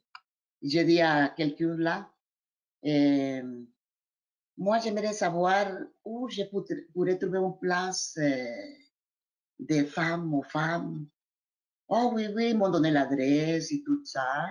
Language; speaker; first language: French; non-native, fluent; Spanish